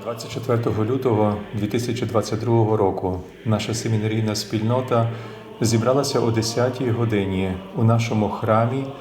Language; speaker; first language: Ukrainian; native; Ukrainian